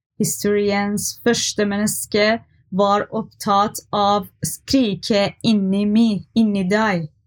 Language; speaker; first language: Norwegian; non-native, learner; Persian